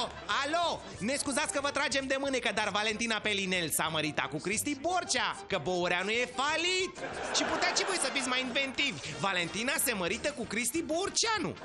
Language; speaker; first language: Romanian; native; Romanian